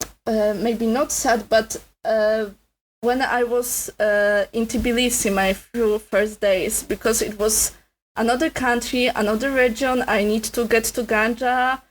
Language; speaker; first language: English; non-native, learner; Polish